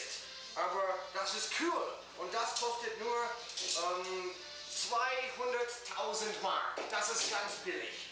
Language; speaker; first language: German; non-native, learner; English